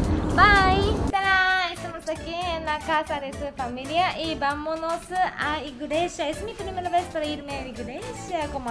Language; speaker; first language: Spanish; non-native, learner; Japanese